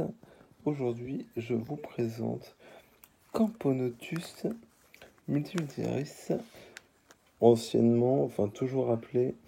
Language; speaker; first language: French; native; French